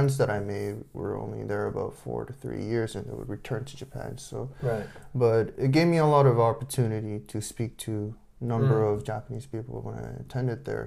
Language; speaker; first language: English; non-native, fluent; Japanese